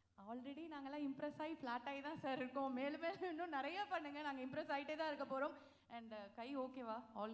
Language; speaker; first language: Tamil; native; Tamil